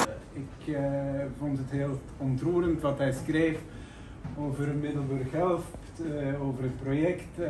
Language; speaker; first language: Dutch; non-native, fluent; Norwegian